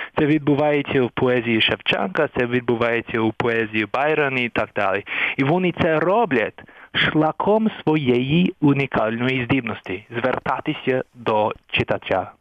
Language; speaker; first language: Ukrainian; non-native, fluent; English